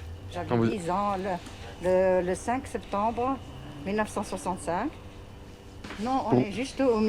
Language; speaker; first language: French; early bilingual, other home language; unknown